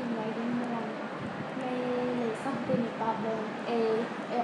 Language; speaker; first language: French; non-native, learner; Khmer